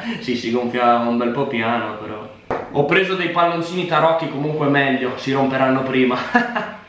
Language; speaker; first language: Italian; native; Italian